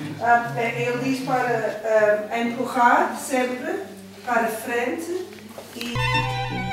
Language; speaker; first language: Portuguese; non-native, learner; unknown